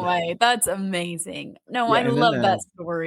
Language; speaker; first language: English; native; English